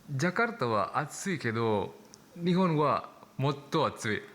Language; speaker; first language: Japanese; non-native, learner; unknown